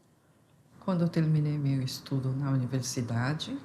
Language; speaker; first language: Portuguese; non-native, fluent; Korean